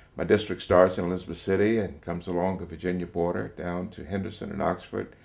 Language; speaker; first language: English; native; English